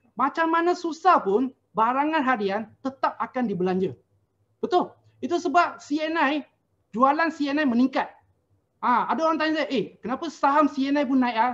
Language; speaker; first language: Malay; non-native, local second language; Chinese